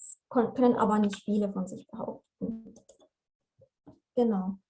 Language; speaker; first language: German; non-native, fluent; Slovenian